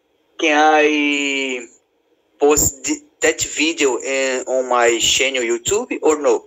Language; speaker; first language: English; non-native, learner; Portuguese